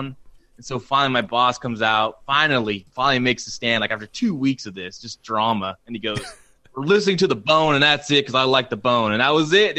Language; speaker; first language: English; native; English